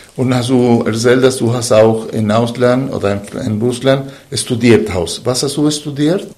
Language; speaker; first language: German; non-native, fluent; Spanish